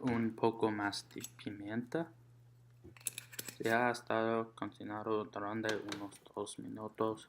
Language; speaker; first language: Spanish; non-native, learner; English